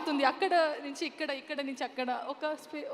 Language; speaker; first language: Telugu; non-native, learner; Kannada